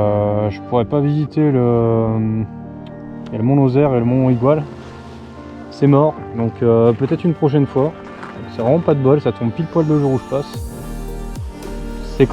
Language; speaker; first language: French; native; French